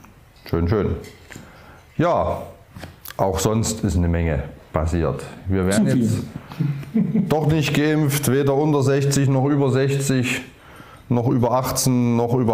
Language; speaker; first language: German; native; German